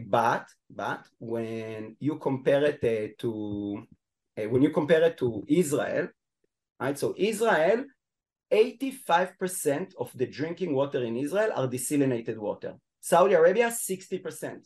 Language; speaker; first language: English; non-native, fluent; Hebrew